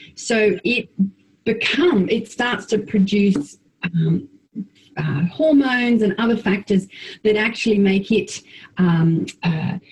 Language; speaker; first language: English; native; English